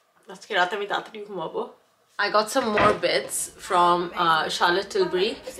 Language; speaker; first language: English; early bilingual, other home language; Bangla